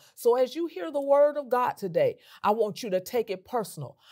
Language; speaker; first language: English; native; English